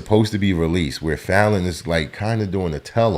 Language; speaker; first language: English; native; English